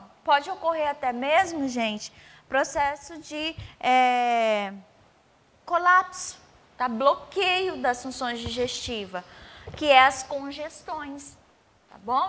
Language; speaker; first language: Portuguese; native; Portuguese